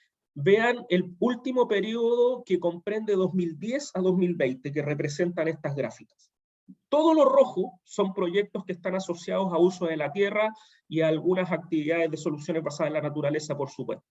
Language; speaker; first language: Spanish; native; Spanish